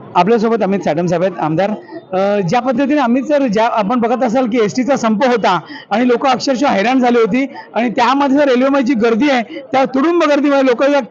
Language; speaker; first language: Marathi; native; Marathi